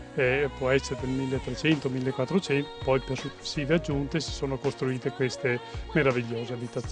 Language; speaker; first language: Italian; native; Italian